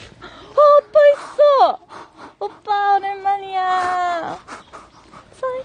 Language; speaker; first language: Korean; non-native, learner; Japanese